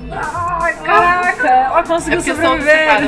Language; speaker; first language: Portuguese; native; Portuguese